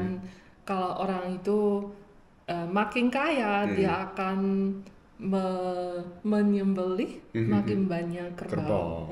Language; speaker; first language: Indonesian; non-native, fluent; Chinese